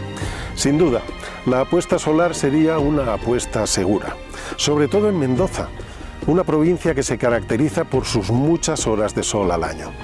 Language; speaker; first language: Spanish; native; Spanish